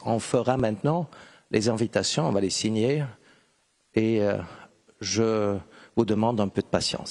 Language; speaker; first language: French; non-native, fluent; German